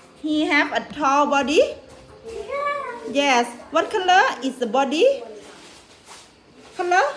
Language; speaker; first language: English; non-native, learner; Thai